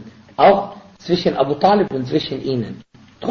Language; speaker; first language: German; non-native, fluent; Arabic